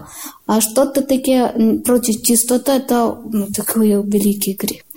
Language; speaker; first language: Ukrainian; non-native, learner; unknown